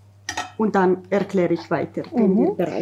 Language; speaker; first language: German; non-native, fluent; Italian